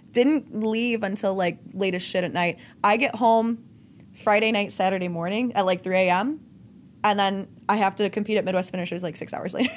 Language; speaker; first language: English; native; English